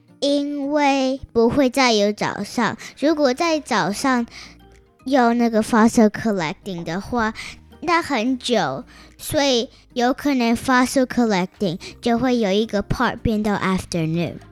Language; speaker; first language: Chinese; early bilingual, heritage; Chinese